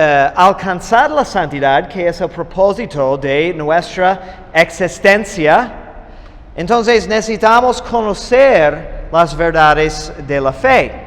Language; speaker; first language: Spanish; non-native, fluent; English